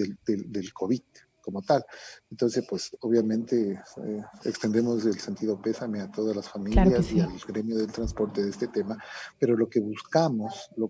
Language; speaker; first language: Spanish; native; Spanish